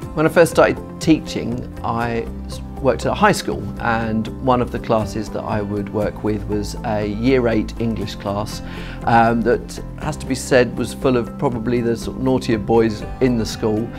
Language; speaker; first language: English; native; English